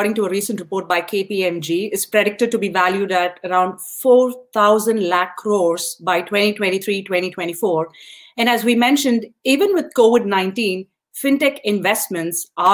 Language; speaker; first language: English; non-native, local second language; Tamil